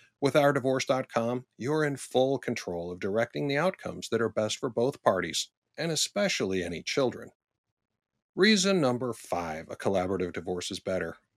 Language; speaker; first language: English; native; English